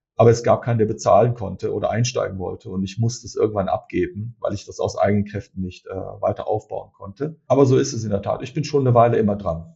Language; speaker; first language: German; early bilingual, other home language; Turkish